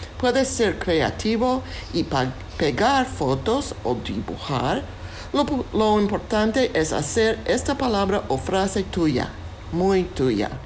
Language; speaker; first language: Spanish; non-native, fluent; English